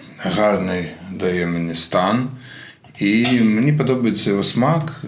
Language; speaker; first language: Ukrainian; non-native, local second language; Russian